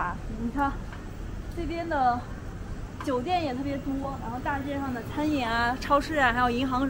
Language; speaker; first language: Chinese; native; Chinese